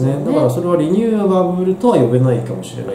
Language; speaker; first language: Japanese; native; Japanese